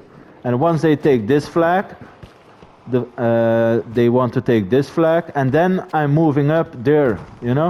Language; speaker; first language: English; non-native, fluent; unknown